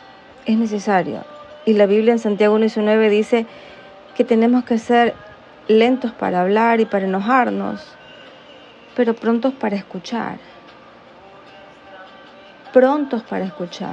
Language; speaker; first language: Spanish; native; Spanish